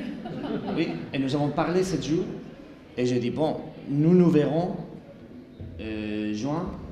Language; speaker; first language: French; non-native, learner; Spanish